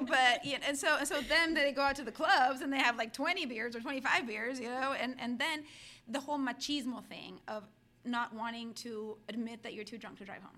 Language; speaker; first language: English; early bilingual, other home language; Spanish